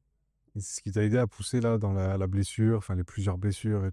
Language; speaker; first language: French; native; French